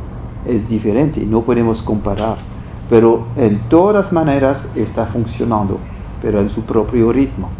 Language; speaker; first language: Spanish; non-native, fluent; French